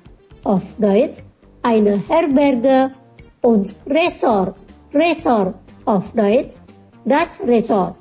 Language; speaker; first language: German; non-native, fluent; Indonesian